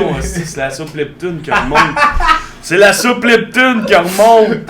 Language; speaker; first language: French; native; French